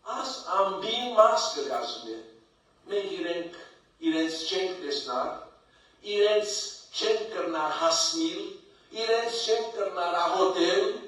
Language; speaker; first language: Armenian; early bilingual, heritage; Armenian